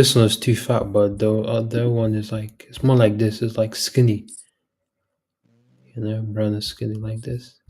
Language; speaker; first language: English; early bilingual, heritage; Arabic